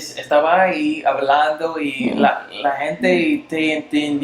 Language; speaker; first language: Spanish; non-native, learner; English